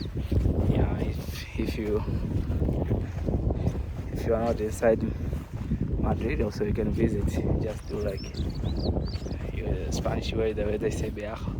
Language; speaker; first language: English; non-native, learner; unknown